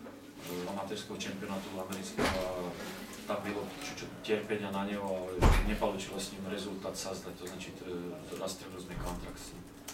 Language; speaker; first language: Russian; non-native, learner; Slovak